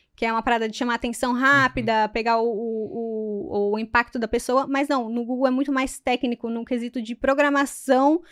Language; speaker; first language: Portuguese; native; Portuguese